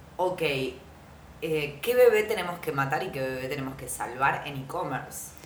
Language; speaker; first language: Spanish; native; Spanish